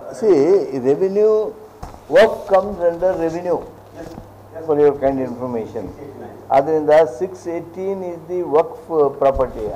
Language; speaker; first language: English; non-native, local second language; Kannada